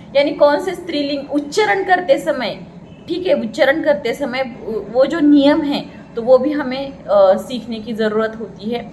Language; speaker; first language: Hindi; non-native, local second language; Marathi